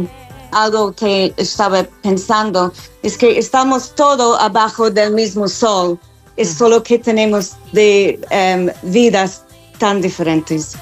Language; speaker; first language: Spanish; non-native, learner; English